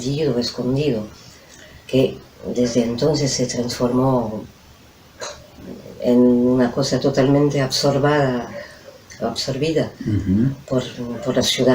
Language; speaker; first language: Spanish; non-native, fluent; French